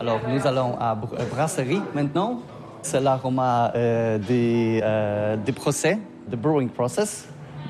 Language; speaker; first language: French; non-native, learner; Polish